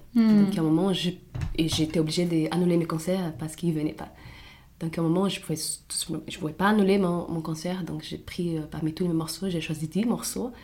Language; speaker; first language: French; non-native, fluent; Portuguese